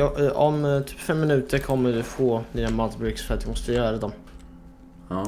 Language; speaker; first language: Swedish; non-native, fluent; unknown